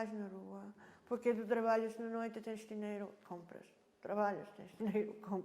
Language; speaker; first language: Portuguese; non-native, learner; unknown